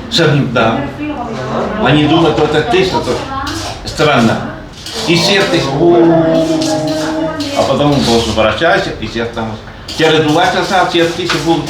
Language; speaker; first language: Russian; non-native, learner; Spanish